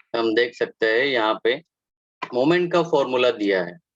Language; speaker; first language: Hindi; non-native, local second language; Marathi